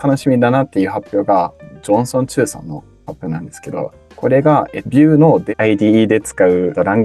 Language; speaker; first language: Japanese; native; Japanese